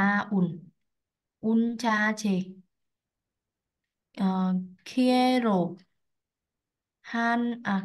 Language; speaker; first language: Korean; non-native, learner; Vietnamese